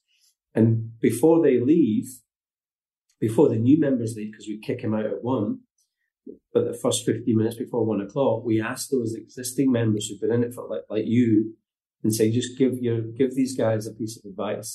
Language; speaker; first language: English; native; English